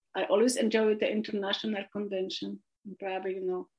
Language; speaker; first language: English; non-native, fluent; Polish